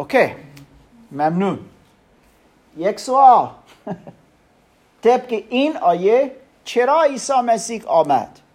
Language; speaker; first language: Persian; non-native, learner; German